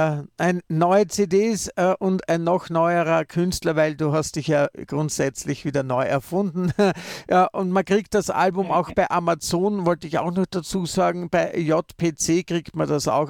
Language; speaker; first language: German; native; German